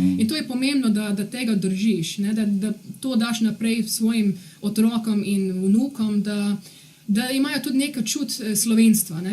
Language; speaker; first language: Slovenian; early bilingual, heritage; Slovenian